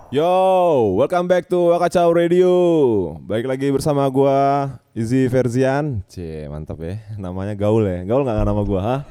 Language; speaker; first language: Indonesian; native; Indonesian